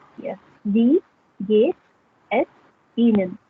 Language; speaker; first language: German; non-native, learner; Hindi